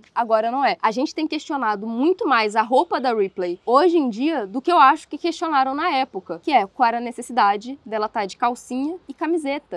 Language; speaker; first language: Portuguese; native; Portuguese